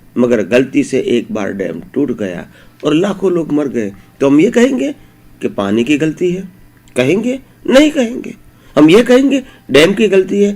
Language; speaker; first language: Hindi; native; Hindi